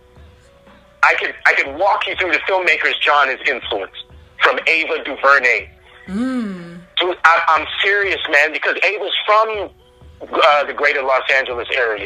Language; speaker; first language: English; native; English